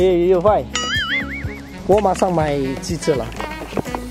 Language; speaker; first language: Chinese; non-native, learner; Indonesian